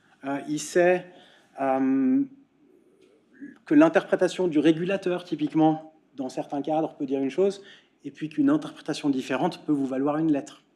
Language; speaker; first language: French; native; French